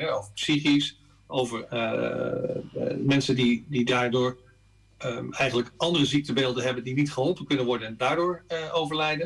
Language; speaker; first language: Dutch; native; Dutch